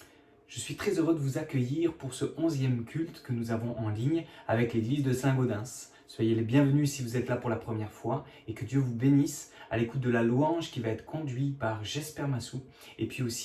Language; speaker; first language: French; native; French